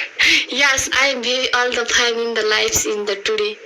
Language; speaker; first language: English; non-native, learner; Nepali